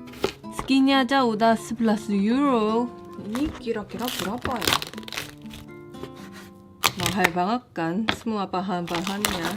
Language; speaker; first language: Indonesian; non-native, fluent; Korean